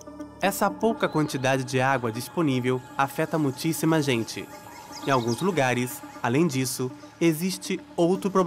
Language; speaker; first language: Portuguese; native; Portuguese